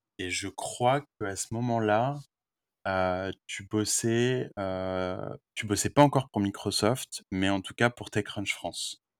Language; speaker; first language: French; native; French